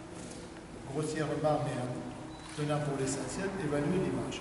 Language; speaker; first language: French; native; French